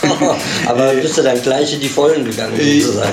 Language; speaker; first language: German; native; German